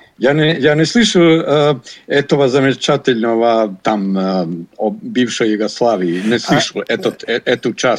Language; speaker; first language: Russian; non-native, learner; Bosnian